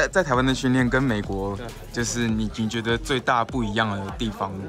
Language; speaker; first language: Chinese; native; Chinese